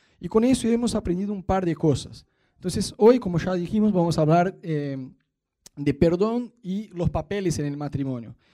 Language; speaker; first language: Spanish; non-native, fluent; Portuguese